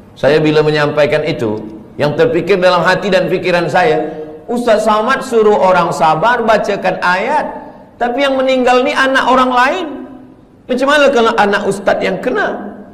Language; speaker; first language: Malay; native; Malay